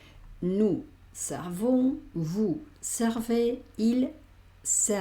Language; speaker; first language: French; non-native, fluent; Spanish